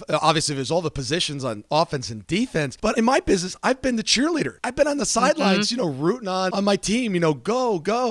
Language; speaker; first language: English; native; English